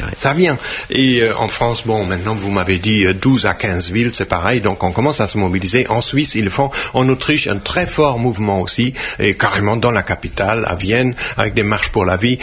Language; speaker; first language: French; non-native, fluent; German